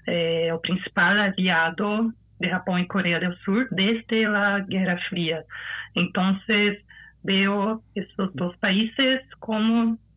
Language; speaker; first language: Spanish; non-native, fluent; Portuguese